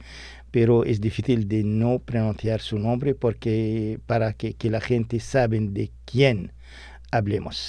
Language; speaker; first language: Spanish; non-native, fluent; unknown